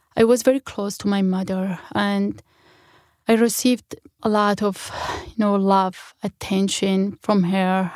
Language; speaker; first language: English; non-native, fluent; Kurdish